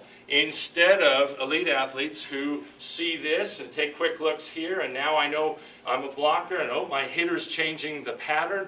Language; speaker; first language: English; native; English